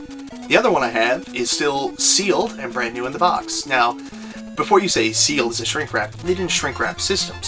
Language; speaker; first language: English; native; English